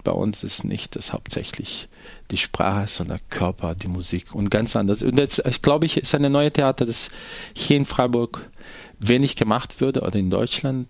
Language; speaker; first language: German; non-native, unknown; Portuguese